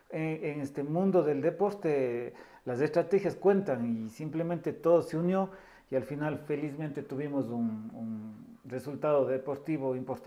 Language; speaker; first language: Spanish; native; Spanish